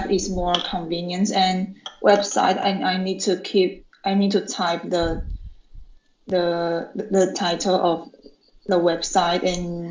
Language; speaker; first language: English; non-native, learner; Chinese